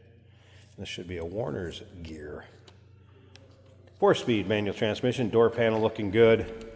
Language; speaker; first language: English; native; English